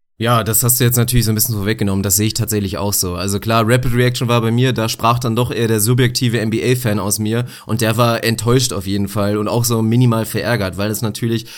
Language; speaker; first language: German; native; German